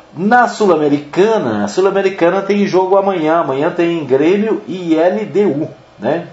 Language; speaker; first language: Portuguese; native; Portuguese